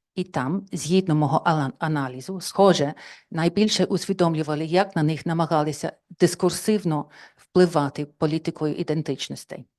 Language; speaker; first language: Ukrainian; non-native, fluent; English